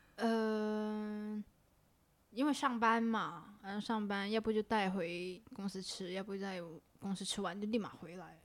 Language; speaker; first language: Chinese; non-native, local second language; Cantonese